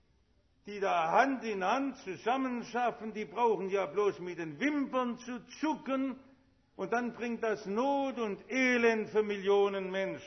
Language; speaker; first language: German; native; German